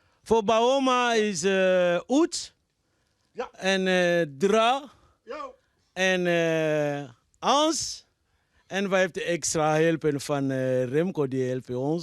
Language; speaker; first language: Dutch; non-native, fluent; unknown